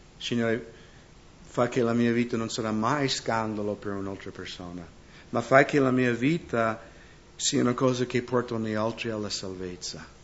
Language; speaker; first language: Italian; non-native, fluent; English